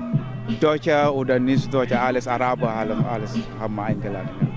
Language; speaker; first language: German; non-native, learner; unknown